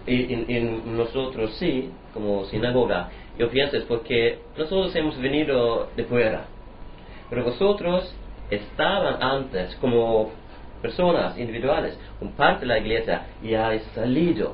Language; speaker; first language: Spanish; non-native, learner; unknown